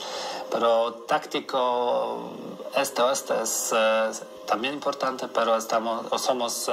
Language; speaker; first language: Spanish; non-native, learner; Polish